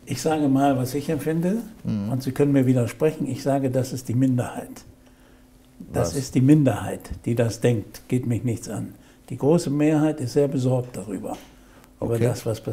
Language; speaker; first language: German; native; German